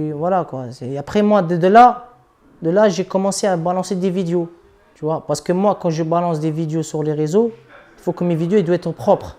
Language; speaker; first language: French; non-native, local second language; Arabic